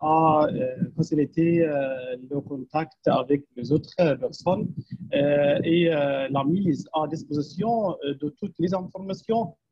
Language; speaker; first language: French; non-native, fluent; Arabic